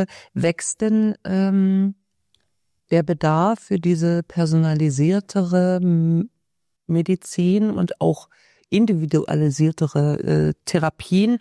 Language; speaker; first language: German; native; German